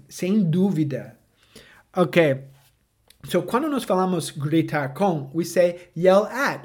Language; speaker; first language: Portuguese; non-native, fluent; English